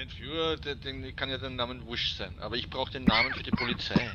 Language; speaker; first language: German; native; German